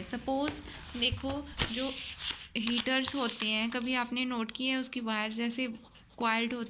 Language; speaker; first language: Hindi; native; Hindi